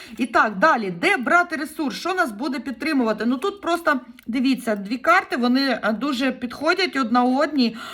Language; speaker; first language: Ukrainian; non-native, local second language; Russian